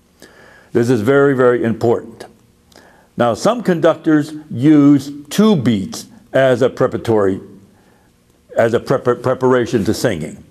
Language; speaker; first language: English; native; English